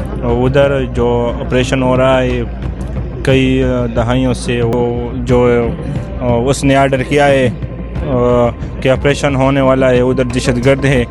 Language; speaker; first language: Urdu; non-native, local second language; Pashto